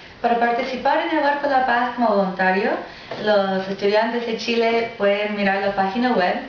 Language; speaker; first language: Spanish; non-native, fluent; English